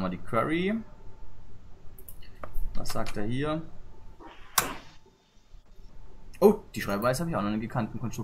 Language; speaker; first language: German; native; German